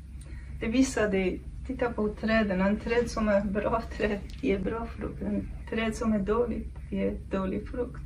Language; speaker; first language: Swedish; non-native, fluent; Kurdish